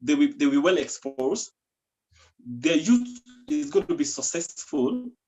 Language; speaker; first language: English; non-native, local second language; Yoruba